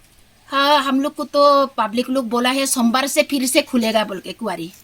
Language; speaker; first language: Hindi; non-native, local second language; Garo